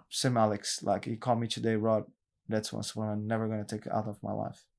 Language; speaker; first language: English; non-native, learner; Portuguese